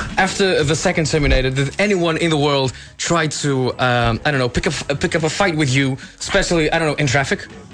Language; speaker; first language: English; non-native, fluent; Portuguese